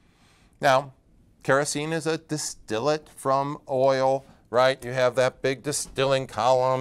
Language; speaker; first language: English; native; English